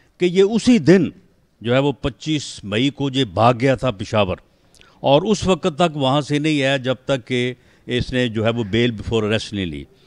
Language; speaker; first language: Urdu; non-native, local second language; Punjabi